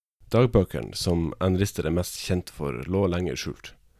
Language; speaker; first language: Norwegian; native; Norwegian